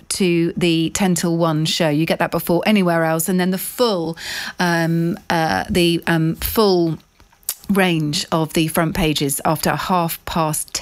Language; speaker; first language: English; native; English